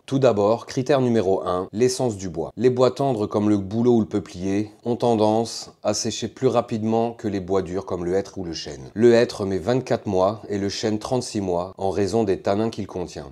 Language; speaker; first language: French; native; French